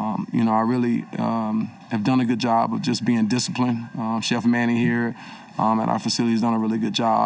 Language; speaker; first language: English; native; English